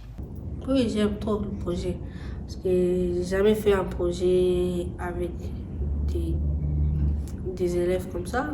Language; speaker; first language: French; non-native, learner; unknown